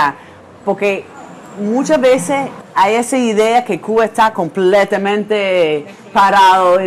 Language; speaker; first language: Spanish; non-native, fluent; English